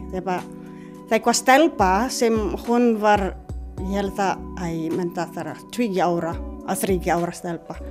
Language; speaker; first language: Icelandic; non-native, learner; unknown